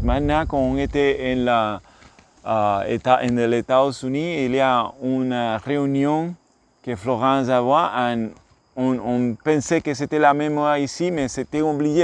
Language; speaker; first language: French; non-native, learner; English